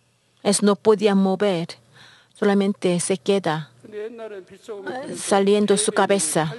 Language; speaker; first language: Spanish; non-native, learner; Korean